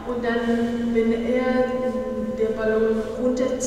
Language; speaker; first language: German; non-native, fluent; Persian